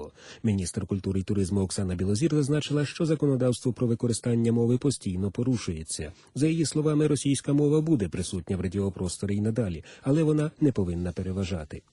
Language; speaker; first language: Ukrainian; native; Ukrainian